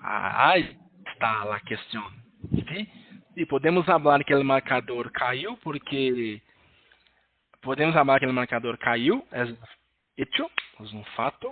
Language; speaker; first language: Spanish; non-native, learner; Portuguese